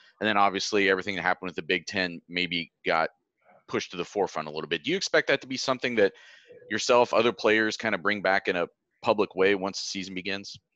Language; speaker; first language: English; native; English